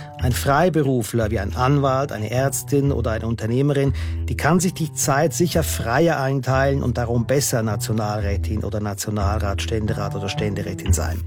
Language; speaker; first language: German; native; German